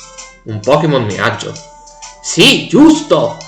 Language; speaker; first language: Italian; native; Italian